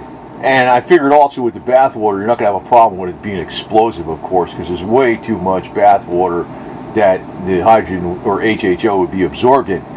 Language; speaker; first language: English; native; English